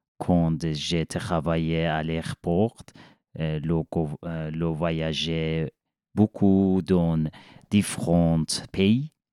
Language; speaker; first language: French; non-native, learner; Persian